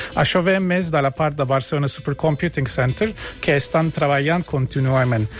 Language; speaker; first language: Catalan; non-native, fluent; Turkish